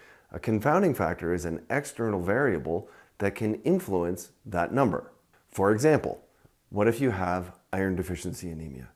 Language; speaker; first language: English; native; English